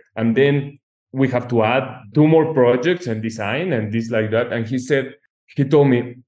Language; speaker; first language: English; non-native, fluent; Spanish